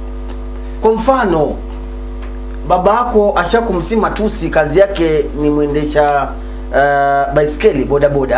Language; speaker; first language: Swahili; native; Swahili